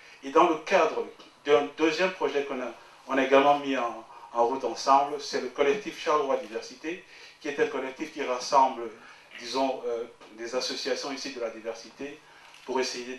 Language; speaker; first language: French; native; French